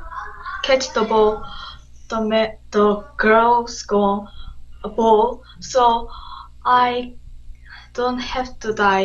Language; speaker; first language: English; non-native, learner; Korean